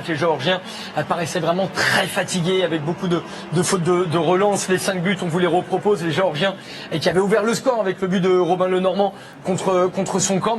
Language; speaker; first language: French; native; French